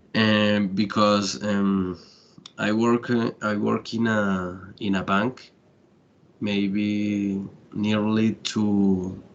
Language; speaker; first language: English; non-native, learner; Spanish